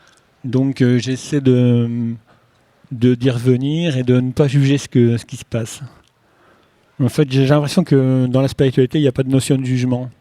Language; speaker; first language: French; native; French